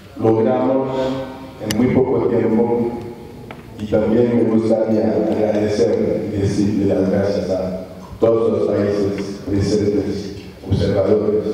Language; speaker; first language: Spanish; non-native, fluent; French